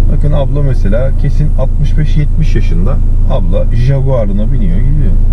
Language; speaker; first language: Turkish; native; Turkish